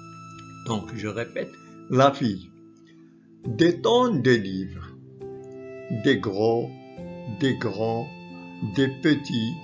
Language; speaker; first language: French; non-native, local second language; Arabic